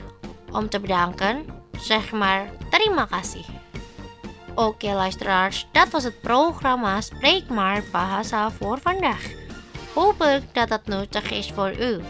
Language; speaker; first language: Dutch; non-native, fluent; Indonesian